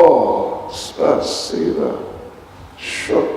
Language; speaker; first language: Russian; non-native, learner; English